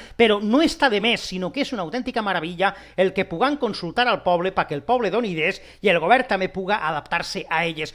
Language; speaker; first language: Catalan; non-native, local second language; Spanish